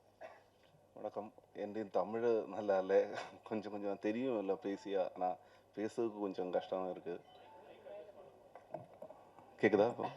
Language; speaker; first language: Tamil; non-native, learner; Malayalam